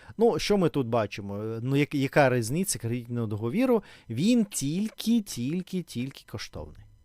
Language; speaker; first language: Ukrainian; non-native, local second language; Russian